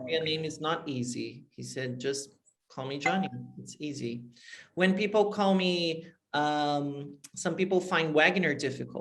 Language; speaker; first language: English; non-native, fluent; Portuguese